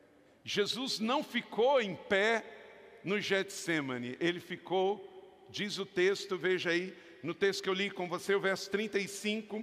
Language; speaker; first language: Portuguese; native; Portuguese